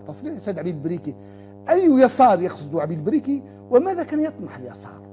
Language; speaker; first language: Arabic; native; Arabic